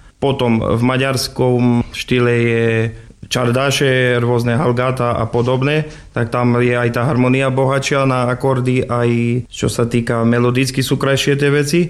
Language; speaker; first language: Slovak; non-native, local second language; Rusyn